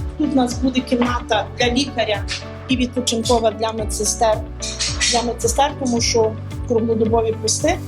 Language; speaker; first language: Ukrainian; native; Ukrainian